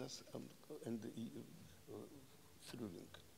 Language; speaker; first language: German; non-native, learner; Russian